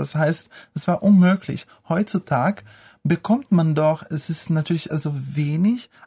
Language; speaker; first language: German; non-native, fluent; Portuguese